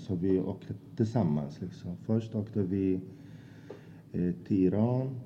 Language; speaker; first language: Swedish; non-native, fluent; Azerbaijani